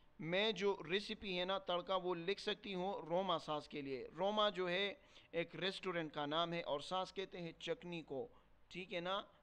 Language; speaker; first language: Urdu; non-native, local second language; Pashto